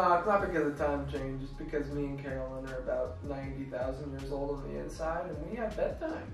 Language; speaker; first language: English; native; English